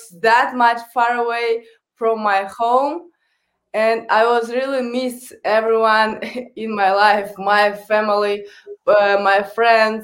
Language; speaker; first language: English; non-native, learner; Kazakh